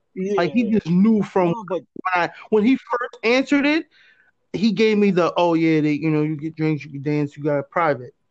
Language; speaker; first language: English; native; English